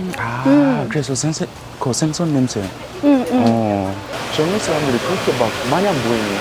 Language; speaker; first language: Korean; non-native, fluent; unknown